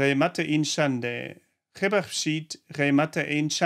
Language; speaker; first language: Persian; non-native, learner; German